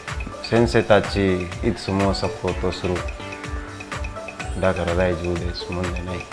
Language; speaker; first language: Japanese; non-native, learner; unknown